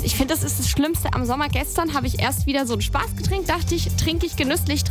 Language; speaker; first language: German; native; German